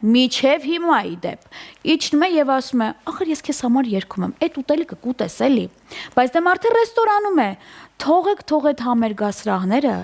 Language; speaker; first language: Armenian; native; Armenian